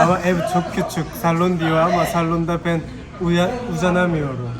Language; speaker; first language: Turkish; non-native, learner; Korean